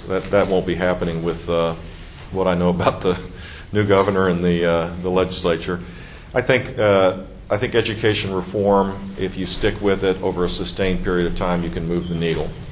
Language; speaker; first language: English; native; English